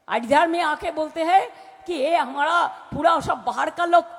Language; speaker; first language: Hindi; non-native, local second language; Bangla